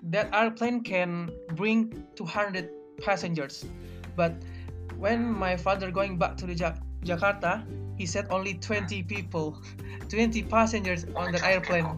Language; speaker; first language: English; non-native, learner; Indonesian